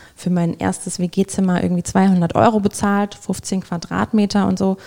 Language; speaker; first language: German; native; German